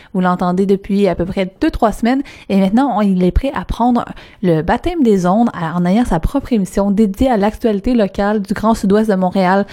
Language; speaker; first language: French; native; French